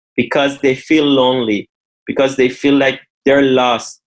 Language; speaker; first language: English; non-native, fluent; Persian